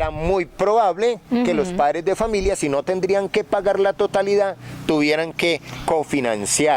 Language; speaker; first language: Spanish; native; Spanish